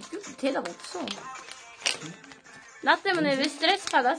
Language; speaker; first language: Korean; non-native, learner; Swedish